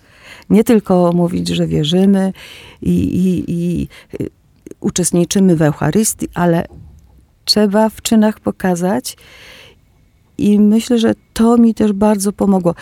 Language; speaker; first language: Polish; early bilingual, other home language; Greek